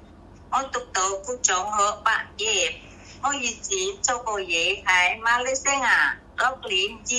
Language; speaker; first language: Cantonese; non-native, learner; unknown